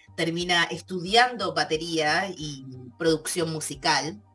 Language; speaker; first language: Spanish; native; Spanish